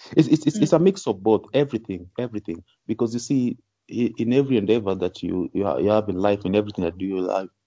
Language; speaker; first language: English; non-native, local second language; Luo (Kenya and Tanzania)